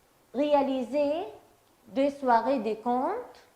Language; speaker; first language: French; non-native, fluent; Arabic